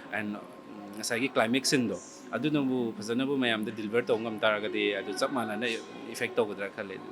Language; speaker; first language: Manipuri; native; Manipuri